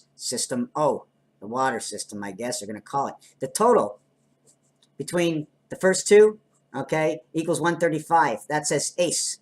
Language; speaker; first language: English; native; English